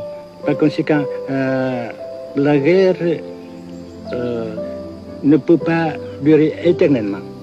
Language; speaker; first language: French; non-native, local second language; Vietnamese